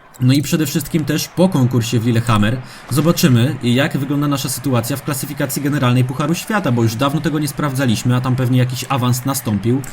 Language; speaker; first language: Polish; native; Polish